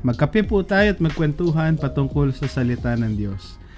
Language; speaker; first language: Filipino; native; Filipino